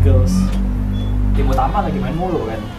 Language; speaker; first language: Indonesian; native; Indonesian